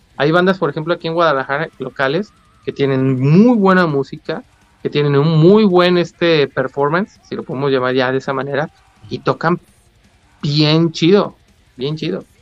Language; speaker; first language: Spanish; native; Spanish